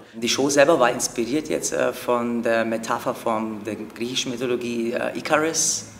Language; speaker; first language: German; early bilingual, other home language; Turkish